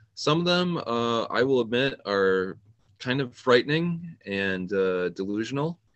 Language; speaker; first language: English; native; English